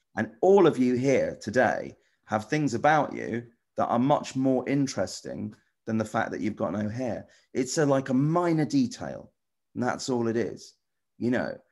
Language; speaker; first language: English; native; English